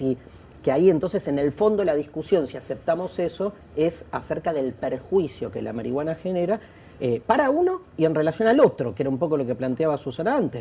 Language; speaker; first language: Spanish; native; Spanish